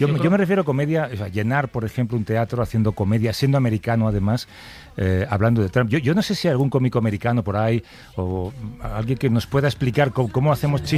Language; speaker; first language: Spanish; native; Spanish